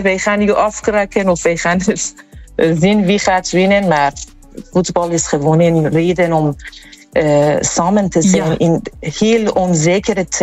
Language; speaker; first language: Dutch; non-native, learner; Persian